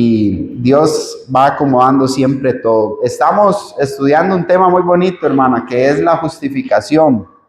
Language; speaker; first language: Spanish; native; Spanish